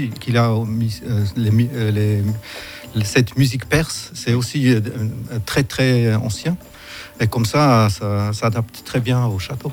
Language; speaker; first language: French; non-native, fluent; German